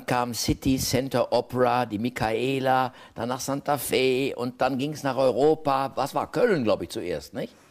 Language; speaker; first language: German; native; German